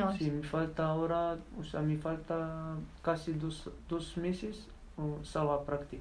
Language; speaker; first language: Spanish; non-native, learner; Berber languages